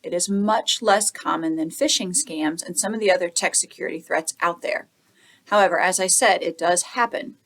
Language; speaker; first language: English; native; English